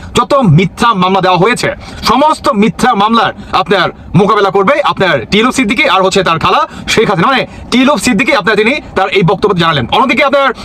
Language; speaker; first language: Bangla; native; Bangla